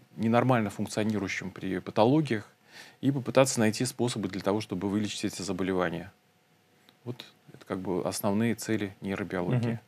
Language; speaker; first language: Russian; native; Russian